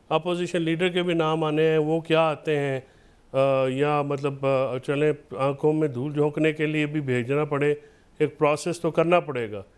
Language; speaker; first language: Urdu; native; Urdu